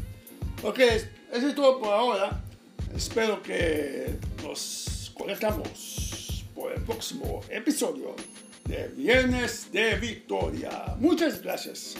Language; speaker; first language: Spanish; non-native, fluent; English